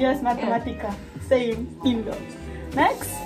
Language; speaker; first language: English; non-native, learner; Indonesian